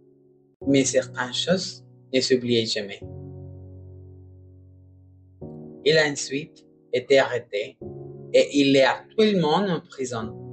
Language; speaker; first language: French; non-native, learner; Spanish